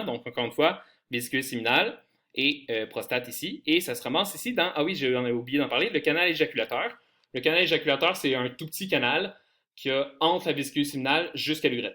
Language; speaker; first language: French; native; French